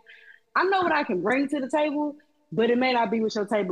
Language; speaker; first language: English; native; English